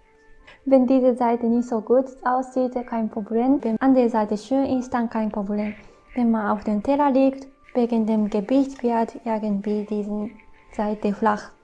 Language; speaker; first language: German; non-native, fluent; Japanese